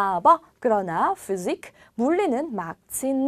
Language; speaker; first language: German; non-native, fluent; Korean